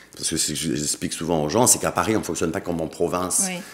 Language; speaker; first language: French; native; French